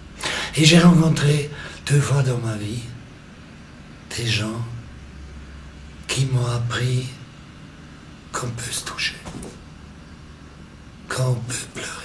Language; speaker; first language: French; non-native, local second language; German